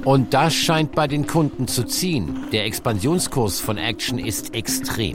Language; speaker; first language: German; native; German